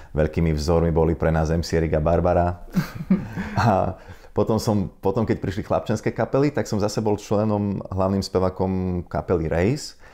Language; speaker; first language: Slovak; native; Slovak